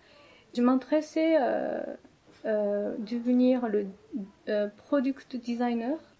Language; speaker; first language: French; non-native, fluent; Japanese